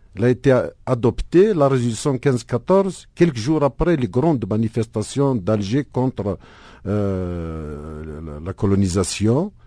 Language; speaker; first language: French; non-native, local second language; Arabic